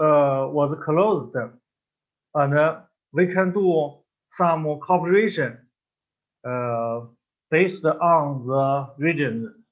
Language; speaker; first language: English; non-native, learner; Chinese